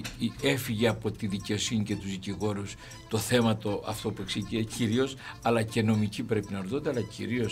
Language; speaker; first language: Greek; native; Greek